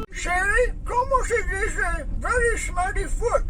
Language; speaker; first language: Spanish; non-native, learner; English